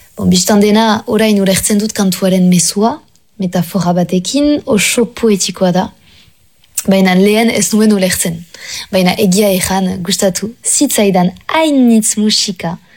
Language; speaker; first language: Basque; non-native, local second language; French